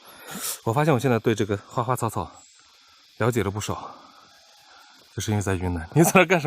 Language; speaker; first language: Chinese; native; Chinese